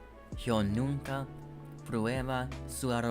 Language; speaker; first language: Spanish; non-native, learner; English